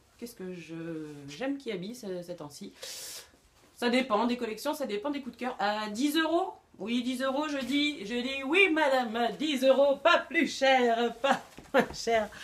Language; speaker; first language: French; native; French